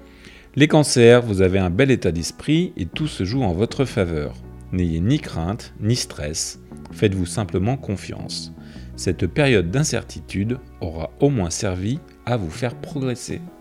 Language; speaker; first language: French; native; French